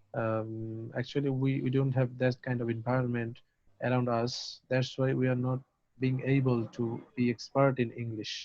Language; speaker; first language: English; non-native, fluent; Bangla